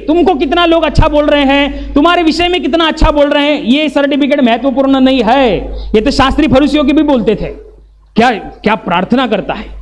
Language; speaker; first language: Hindi; non-native, local second language; Marathi